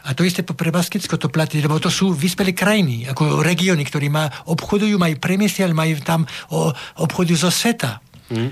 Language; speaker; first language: Slovak; non-native, fluent; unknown